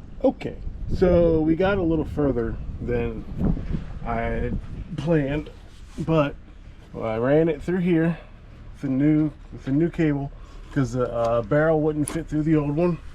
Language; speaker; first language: English; native; English